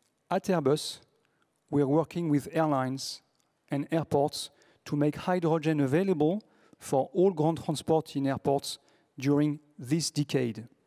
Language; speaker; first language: English; non-native, fluent; French